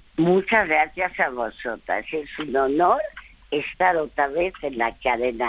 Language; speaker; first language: Spanish; early bilingual, other home language; French